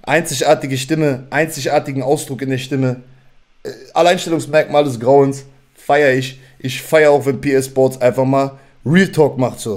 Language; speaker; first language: German; native; German